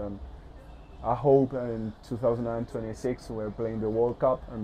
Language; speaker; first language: English; early bilingual, other home language; Spanish